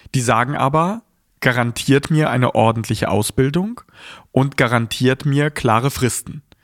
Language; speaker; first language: German; early bilingual, other home language; Russian